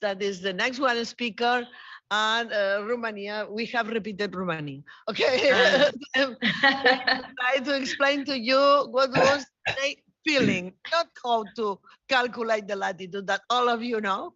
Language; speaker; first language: English; non-native, learner; Spanish